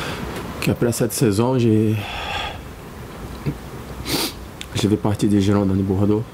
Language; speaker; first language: French; non-native, fluent; Portuguese